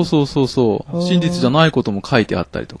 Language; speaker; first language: Japanese; native; Japanese